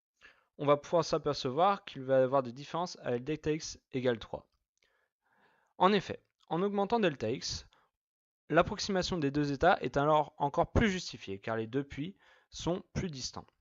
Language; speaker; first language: French; native; French